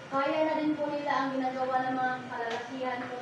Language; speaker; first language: Filipino; native; Filipino